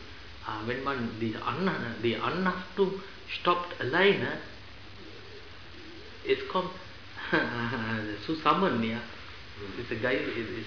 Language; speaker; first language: German; non-native, fluent; Sinhala